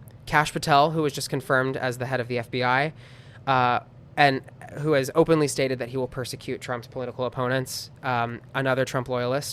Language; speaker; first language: English; native; English